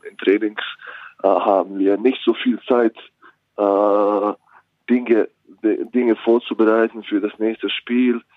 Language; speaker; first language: German; non-native, fluent; Bosnian